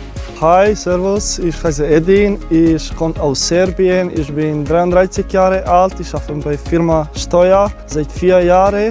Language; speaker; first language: German; non-native, learner; Serbian